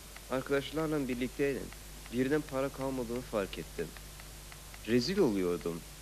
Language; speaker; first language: Turkish; early bilingual, other home language; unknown